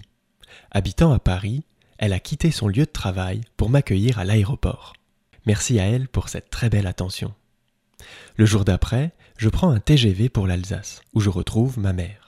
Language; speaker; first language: French; native; French